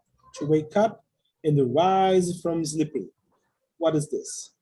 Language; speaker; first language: English; non-native, fluent; Portuguese